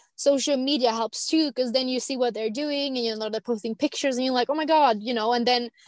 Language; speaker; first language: English; non-native, fluent; Swedish